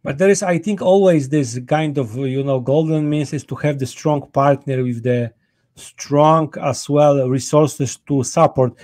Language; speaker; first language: English; non-native, fluent; Polish